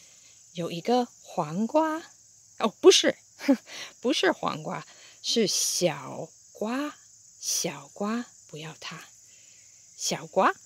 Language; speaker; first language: Chinese; non-native, fluent; English